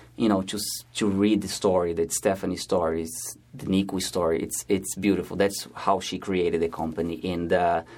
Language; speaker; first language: English; non-native, fluent; Portuguese